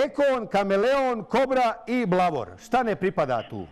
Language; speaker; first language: Bosnian; native; Bosnian